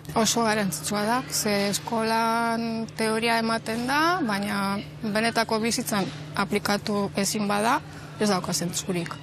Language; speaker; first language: Basque; non-native, fluent; Romanian